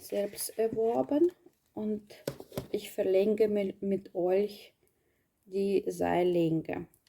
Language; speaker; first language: German; non-native, learner; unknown